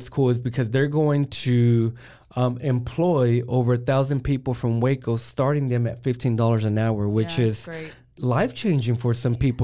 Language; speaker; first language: English; early bilingual, other home language; Spanish